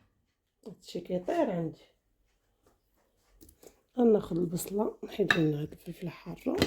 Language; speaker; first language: Arabic; native; Arabic